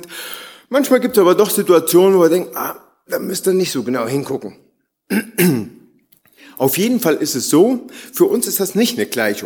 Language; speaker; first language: German; native; German